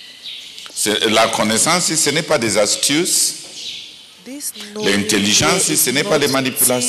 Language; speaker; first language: French; non-native, local second language; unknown